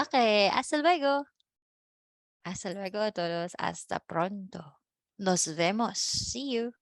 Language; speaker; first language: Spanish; non-native, fluent; Filipino